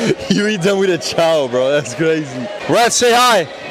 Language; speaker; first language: English; non-native, fluent; Italian